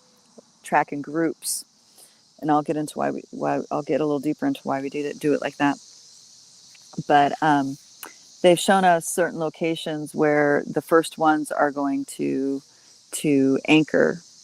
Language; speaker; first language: English; native; English